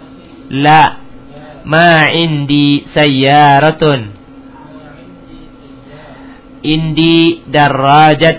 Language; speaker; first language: Arabic; non-native, fluent; Indonesian